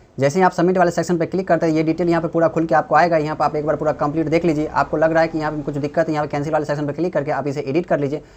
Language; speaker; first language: Hindi; native; Hindi